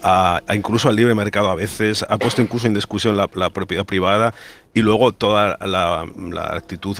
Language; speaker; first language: Spanish; native; Spanish